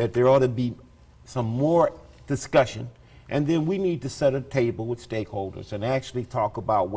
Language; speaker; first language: English; native; English